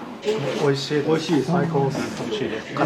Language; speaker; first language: Japanese; native; Japanese